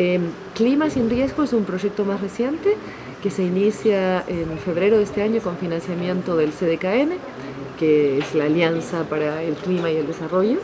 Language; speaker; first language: Spanish; native; Spanish